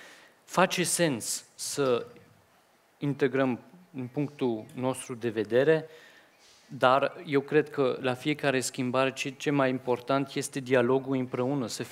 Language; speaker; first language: Romanian; non-native, fluent; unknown